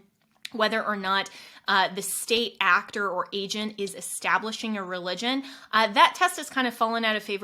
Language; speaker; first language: English; native; English